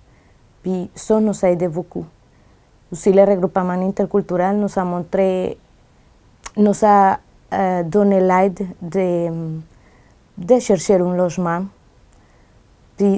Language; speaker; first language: French; non-native, fluent; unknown